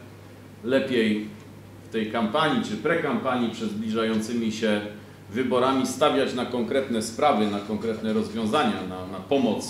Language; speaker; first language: Polish; native; Polish